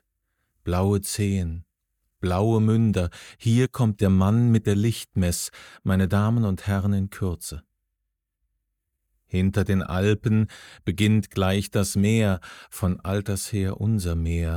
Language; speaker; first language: German; native; German